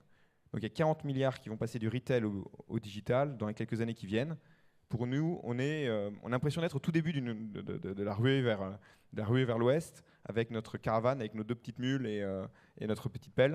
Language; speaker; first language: French; native; French